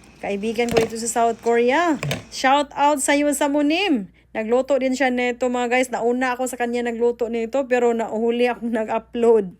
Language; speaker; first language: Filipino; non-native, local second language; Cebuano